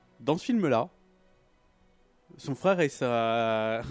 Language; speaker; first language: French; native; French